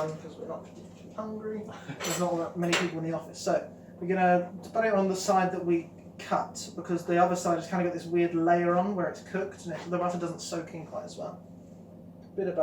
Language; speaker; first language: English; native; English